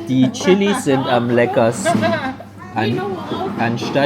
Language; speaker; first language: German; early bilingual, other home language; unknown